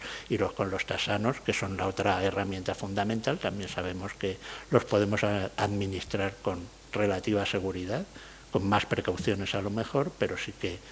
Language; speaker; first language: Spanish; native; Spanish